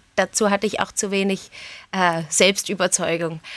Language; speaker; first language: German; native; German